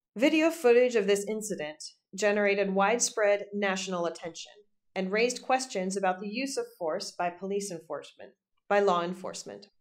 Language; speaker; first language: English; native; English